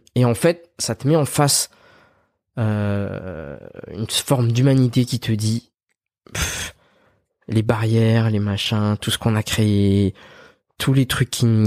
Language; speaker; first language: French; early bilingual, other home language; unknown